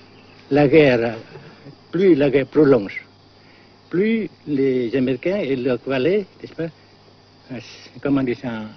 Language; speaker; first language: French; non-native, local second language; Vietnamese